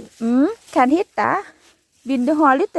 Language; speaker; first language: Swedish; non-native, learner; Thai